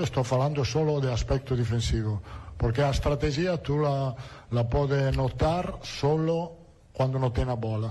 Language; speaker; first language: Portuguese; non-native, learner; Italian